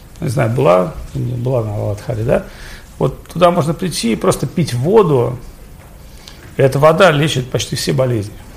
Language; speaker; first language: Russian; native; Russian